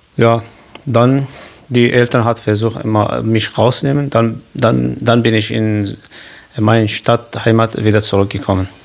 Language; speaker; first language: German; non-native, learner; Kurdish